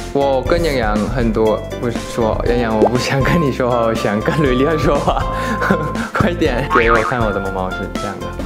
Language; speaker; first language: Chinese; non-native, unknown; Thai